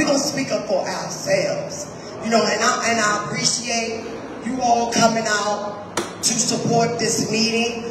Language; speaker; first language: English; native; English